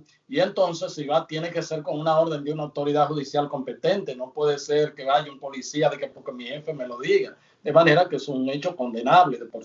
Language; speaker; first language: Spanish; native; Spanish